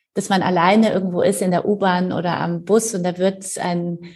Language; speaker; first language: German; non-native, fluent; Polish